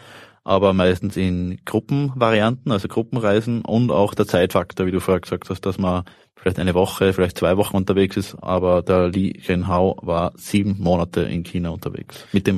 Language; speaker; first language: German; native; German